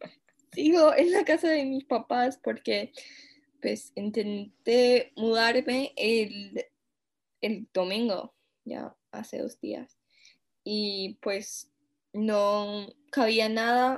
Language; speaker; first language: Spanish; non-native, fluent; English